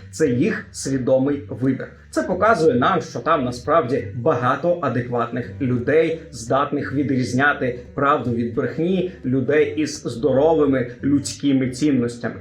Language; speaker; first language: Ukrainian; non-native, local second language; Russian